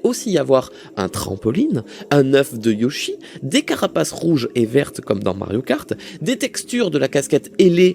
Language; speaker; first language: French; native; French